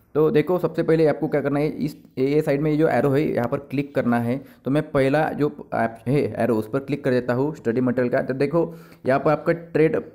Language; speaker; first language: Hindi; non-native, local second language; Marathi